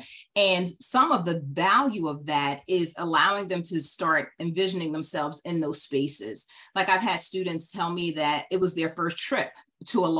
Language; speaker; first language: English; native; English